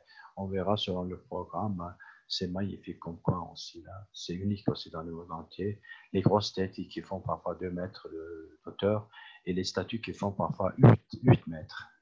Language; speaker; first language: French; non-native, fluent; Turkish